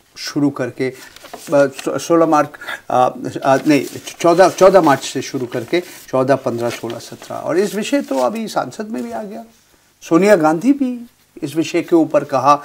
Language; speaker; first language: Hindi; non-native, local second language; Bangla